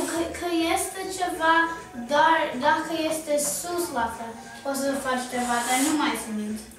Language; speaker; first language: Romanian; early bilingual, heritage; Romanian